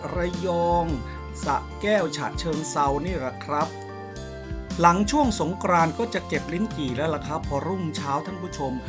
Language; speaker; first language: Thai; native; Thai